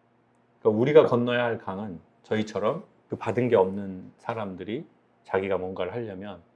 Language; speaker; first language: Korean; native; Korean